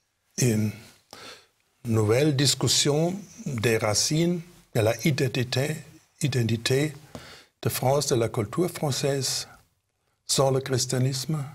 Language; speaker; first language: French; non-native, fluent; German